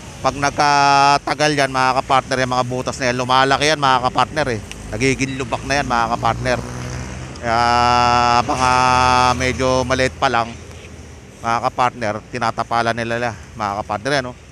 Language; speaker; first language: Filipino; native; Filipino